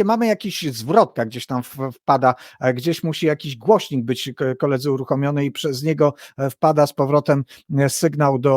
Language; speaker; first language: Polish; native; Polish